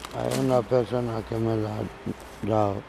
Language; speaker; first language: Spanish; non-native, learner; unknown